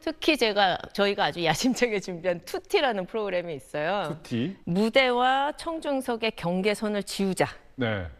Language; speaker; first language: Korean; native; Korean